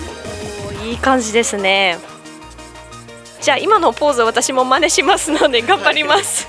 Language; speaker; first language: Japanese; non-native, fluent; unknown